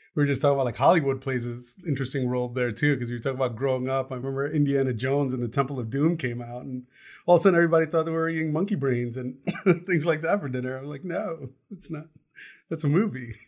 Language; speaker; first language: English; native; English